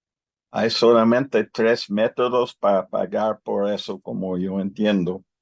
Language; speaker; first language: Spanish; non-native, learner; English